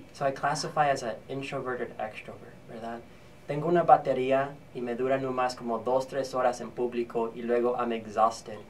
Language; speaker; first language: Spanish; early bilingual, heritage; Spanish